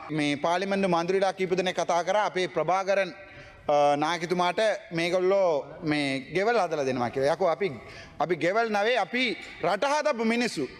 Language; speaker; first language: Sinhala; non-native, local second language; Tamil